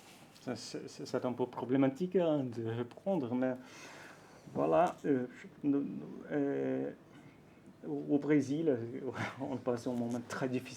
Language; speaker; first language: French; non-native, fluent; Portuguese